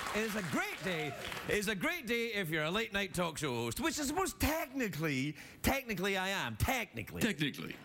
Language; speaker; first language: English; native; English